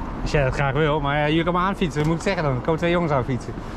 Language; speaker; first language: Dutch; native; Dutch